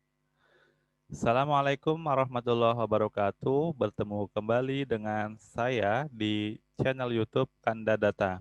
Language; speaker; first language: Indonesian; native; Indonesian